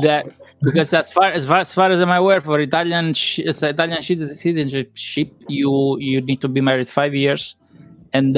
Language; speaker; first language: English; non-native, fluent; Italian